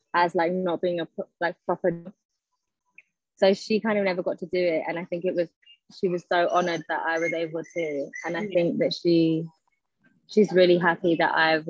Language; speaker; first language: English; native; English